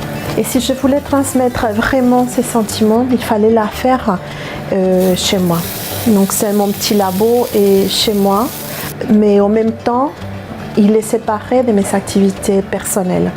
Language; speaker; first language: French; non-native, fluent; Spanish